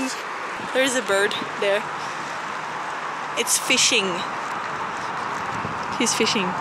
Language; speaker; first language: English; non-native, fluent; French